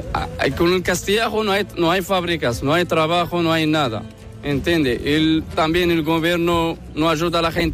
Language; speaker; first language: Spanish; non-native, learner; Arabic